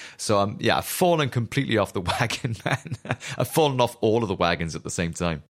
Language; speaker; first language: English; native; English